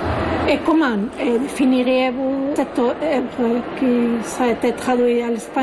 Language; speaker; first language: French; non-native, fluent; Spanish